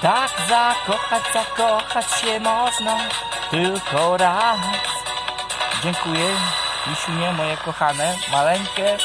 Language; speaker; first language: Polish; native; Polish